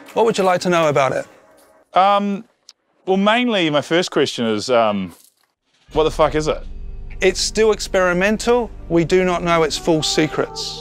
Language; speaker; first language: English; native; English